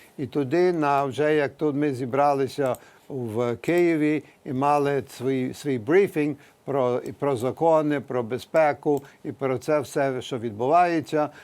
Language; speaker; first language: Ukrainian; early bilingual, heritage; Ukrainian